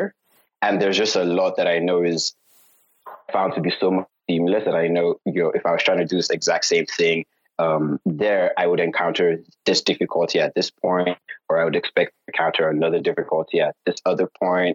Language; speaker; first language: English; non-native, local second language; Yoruba